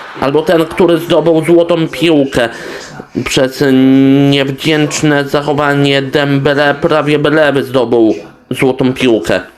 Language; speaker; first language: Polish; native; Polish